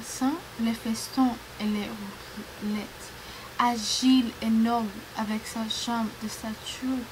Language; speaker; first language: French; non-native, learner; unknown